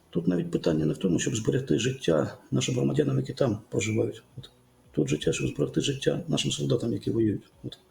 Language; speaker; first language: Ukrainian; native; Ukrainian